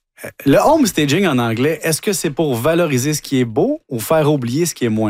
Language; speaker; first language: French; native; French